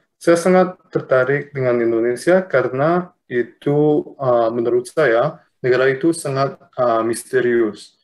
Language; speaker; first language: Indonesian; non-native, fluent; English